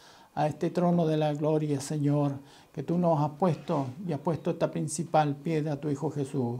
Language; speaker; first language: Spanish; native; Spanish